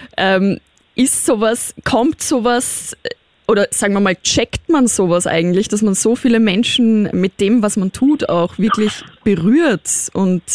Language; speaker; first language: German; native; German